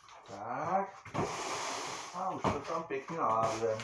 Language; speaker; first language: Czech; native; Czech